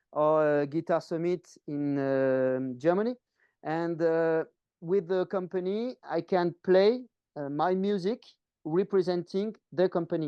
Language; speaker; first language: English; non-native, learner; French